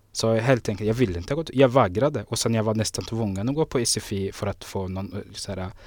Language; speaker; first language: Swedish; non-native, fluent; Somali